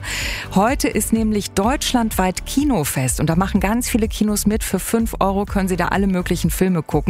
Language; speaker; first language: German; native; German